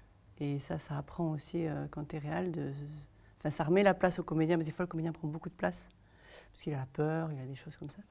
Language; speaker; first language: French; native; French